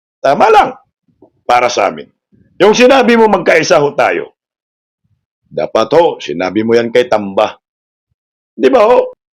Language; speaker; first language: Filipino; non-native, local second language; Cebuano